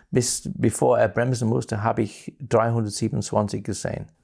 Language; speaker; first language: German; non-native, fluent; English